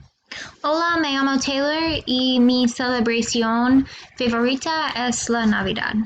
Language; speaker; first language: Spanish; non-native, learner; English